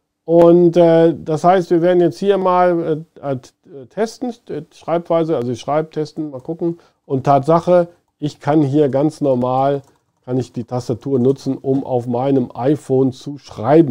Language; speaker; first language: German; native; German